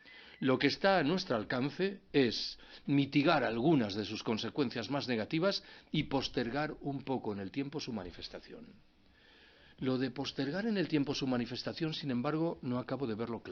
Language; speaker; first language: Spanish; native; Spanish